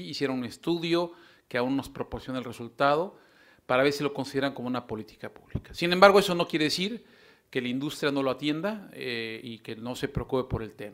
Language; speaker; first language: Spanish; native; Spanish